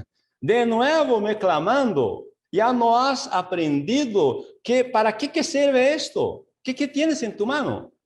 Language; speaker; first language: Spanish; non-native, fluent; Portuguese